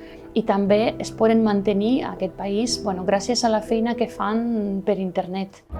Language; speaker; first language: Catalan; non-native, fluent; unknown